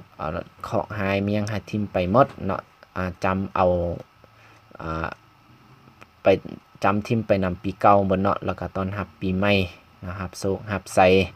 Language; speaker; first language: Lao; non-native, local second language; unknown